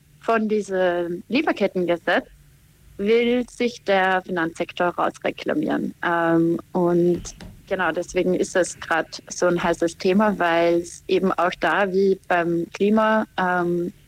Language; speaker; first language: German; native; German